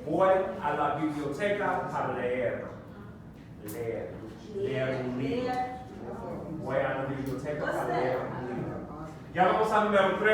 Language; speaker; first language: Spanish; non-native, fluent; English